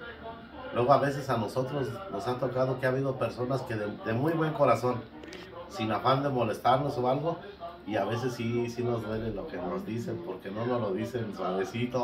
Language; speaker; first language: Spanish; native; Spanish